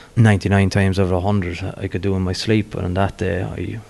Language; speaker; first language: English; native; English